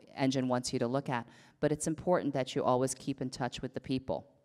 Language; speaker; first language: English; native; English